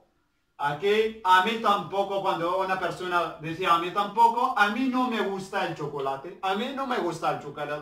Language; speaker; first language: Spanish; non-native, learner; Arabic